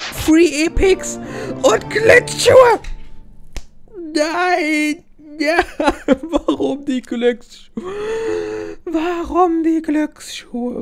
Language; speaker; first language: German; native; German